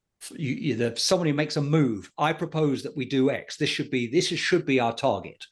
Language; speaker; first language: English; native; English